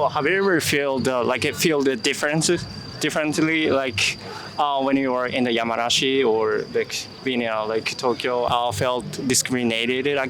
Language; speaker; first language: English; non-native, learner; Japanese